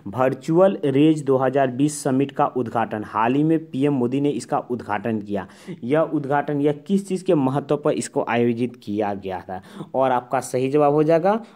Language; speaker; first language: Hindi; native; Hindi